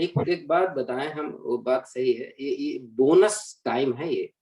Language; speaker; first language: Hindi; native; Hindi